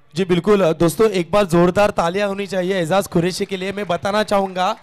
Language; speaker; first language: Hindi; non-native, local second language; Marathi